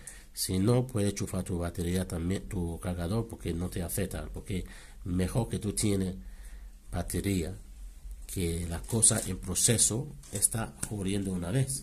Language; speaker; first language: Spanish; non-native, learner; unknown